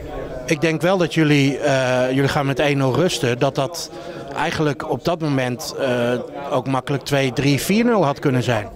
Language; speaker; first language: Dutch; native; Dutch